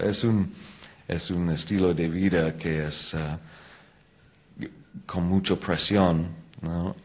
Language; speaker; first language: Spanish; non-native, fluent; English